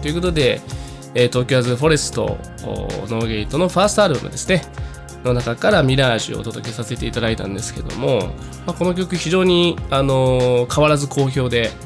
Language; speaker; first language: Japanese; native; Japanese